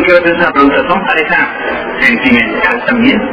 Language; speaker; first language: Spanish; native; Spanish